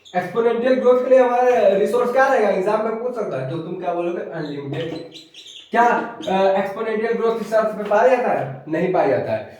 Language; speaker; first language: Hindi; native; Hindi